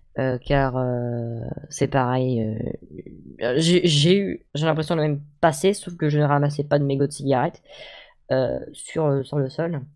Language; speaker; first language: French; native; French